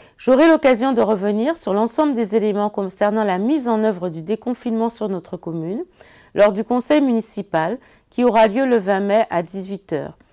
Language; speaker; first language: French; native; French